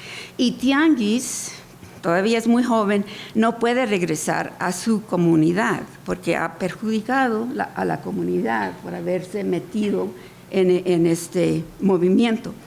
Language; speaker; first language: Spanish; early bilingual, heritage; Spanish